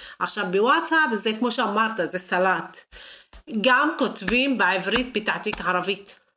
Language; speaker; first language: Hebrew; non-native, local second language; Arabic